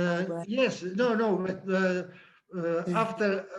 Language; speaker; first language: English; non-native, learner; Italian